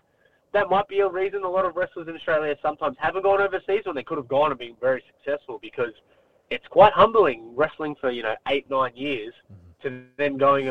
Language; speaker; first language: English; native; English